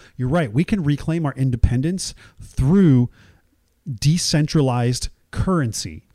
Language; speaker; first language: English; native; English